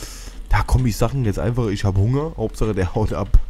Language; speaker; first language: German; native; German